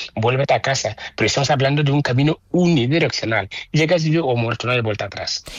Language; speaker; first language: Spanish; non-native, fluent; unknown